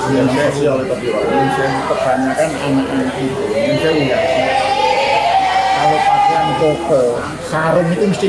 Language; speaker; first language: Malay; non-native, local second language; Javanese